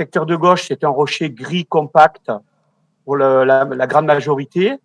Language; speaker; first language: French; native; French